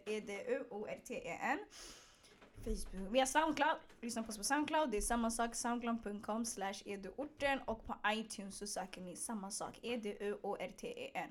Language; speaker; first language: Swedish; early bilingual, other home language; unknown